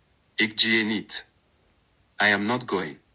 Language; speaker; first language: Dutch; non-native, learner; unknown